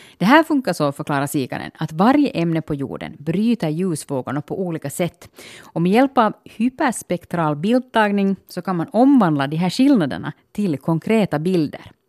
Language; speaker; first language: Swedish; native; Swedish